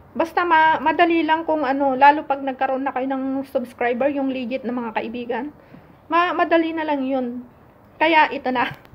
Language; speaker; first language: Filipino; native; Filipino